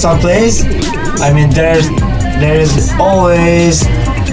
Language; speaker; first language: English; non-native, learner; Turkish